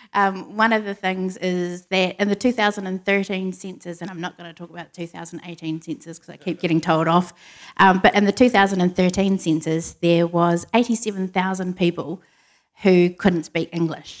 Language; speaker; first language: English; native; English